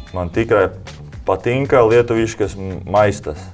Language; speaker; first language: Lithuanian; non-native, learner; Latvian